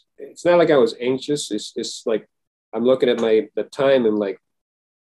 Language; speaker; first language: English; early bilingual, other home language; Filipino